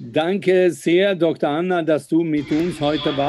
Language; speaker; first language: German; non-native, fluent; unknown